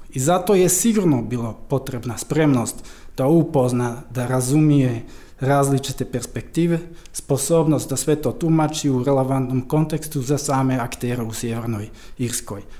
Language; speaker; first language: Croatian; non-native, fluent; Dutch